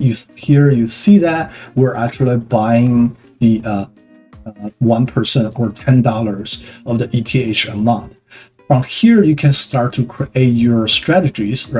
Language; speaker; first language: English; non-native, fluent; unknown